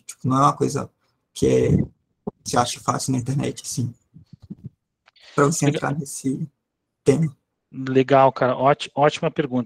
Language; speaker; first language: Portuguese; native; Portuguese